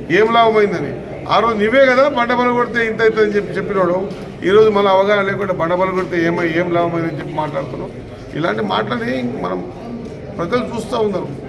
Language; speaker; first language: Telugu; native; Telugu